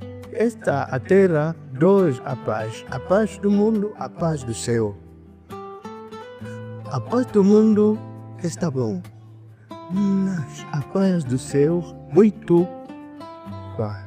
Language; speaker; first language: Portuguese; non-native, learner; Lingala